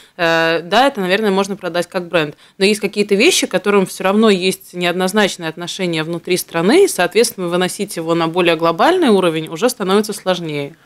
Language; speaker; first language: Russian; native; Russian